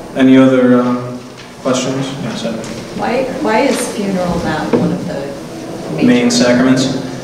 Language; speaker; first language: English; native; English